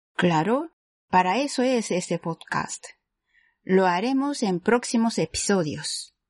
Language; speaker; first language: Spanish; non-native, fluent; Japanese